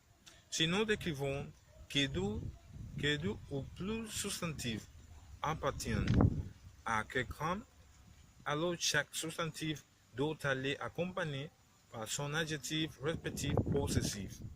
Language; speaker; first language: French; non-native, learner; Spanish